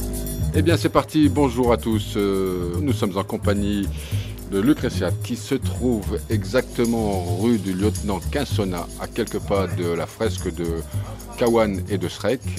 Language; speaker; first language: French; native; French